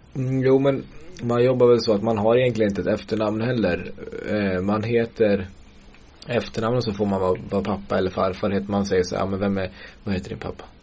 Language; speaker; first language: Swedish; early bilingual, other home language; Kurdish